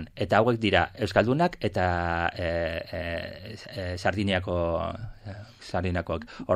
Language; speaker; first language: Basque; non-native, local second language; Spanish